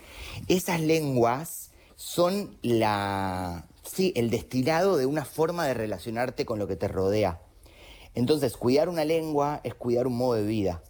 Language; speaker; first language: Spanish; native; Spanish